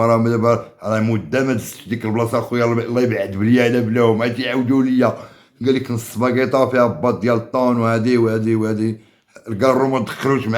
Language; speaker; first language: Arabic; native; Arabic